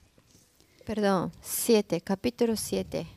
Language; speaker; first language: Spanish; non-native, learner; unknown